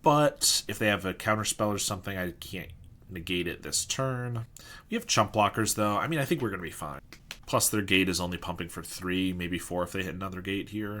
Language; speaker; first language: English; native; English